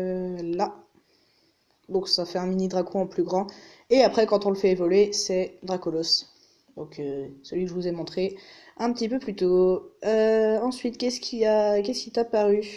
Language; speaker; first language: French; native; French